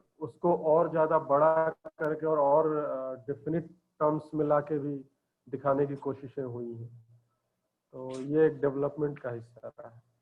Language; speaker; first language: Hindi; native; Hindi